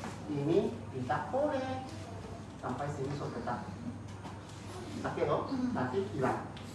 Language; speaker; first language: Malay; non-native, local second language; Chinese